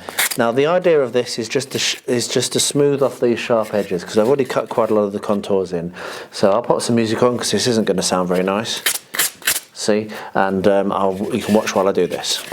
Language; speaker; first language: English; native; English